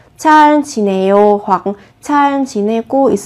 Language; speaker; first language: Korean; non-native, fluent; Vietnamese